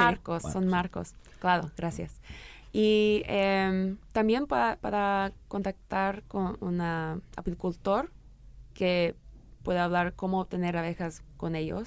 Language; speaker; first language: Spanish; early bilingual, heritage; English